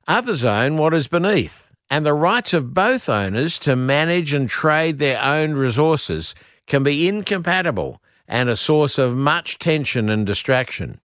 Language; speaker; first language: English; native; English